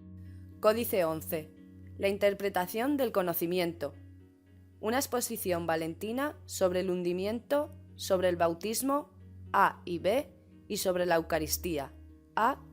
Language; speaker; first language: Spanish; native; Spanish